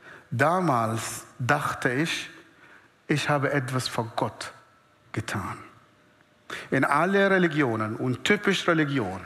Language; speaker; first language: German; non-native, fluent; Arabic